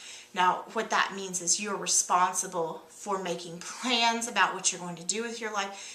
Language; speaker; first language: English; native; English